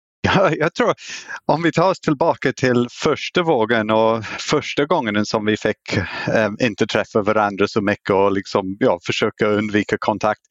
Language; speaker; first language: Swedish; non-native, fluent; English